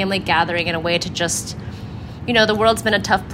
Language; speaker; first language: English; native; English